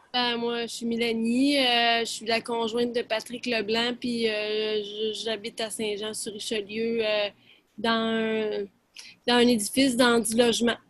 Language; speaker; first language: French; native; French